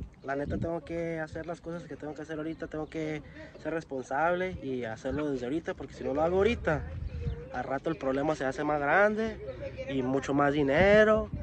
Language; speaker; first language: Spanish; early bilingual, heritage; Spanish